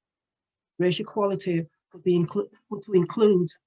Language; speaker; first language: English; native; English